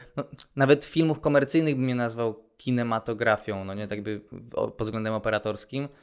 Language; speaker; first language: Polish; native; Polish